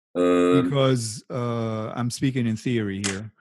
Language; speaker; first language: English; non-native, fluent; Arabic